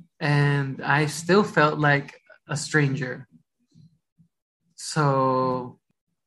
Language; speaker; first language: English; early bilingual, other home language; Spanish